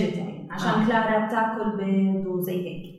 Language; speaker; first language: Arabic; native; Arabic